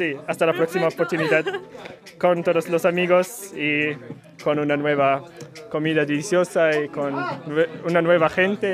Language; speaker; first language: Spanish; non-native, learner; Arabic